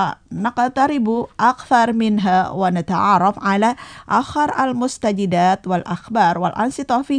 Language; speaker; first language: Arabic; non-native, fluent; Indonesian